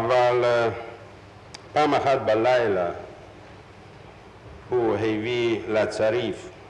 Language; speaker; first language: Hebrew; non-native, fluent; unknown